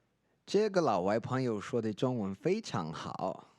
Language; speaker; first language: Chinese; non-native, fluent; English